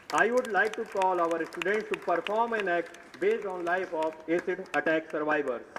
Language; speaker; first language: English; non-native, local second language; Hindi